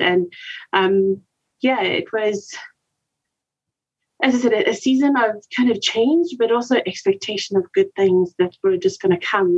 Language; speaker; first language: English; native; English